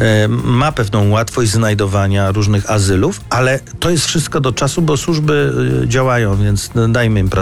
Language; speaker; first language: Polish; native; Polish